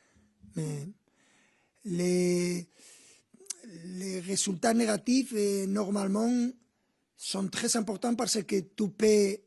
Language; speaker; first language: French; non-native, fluent; Spanish